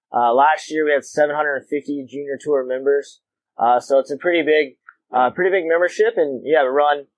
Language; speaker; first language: English; native; English